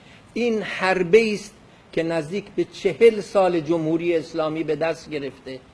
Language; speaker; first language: Persian; non-native, local second language; Kurdish